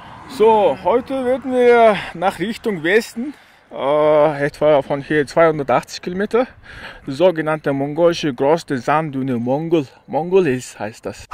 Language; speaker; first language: German; non-native, learner; Mongolian